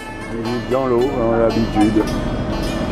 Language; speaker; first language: French; native; French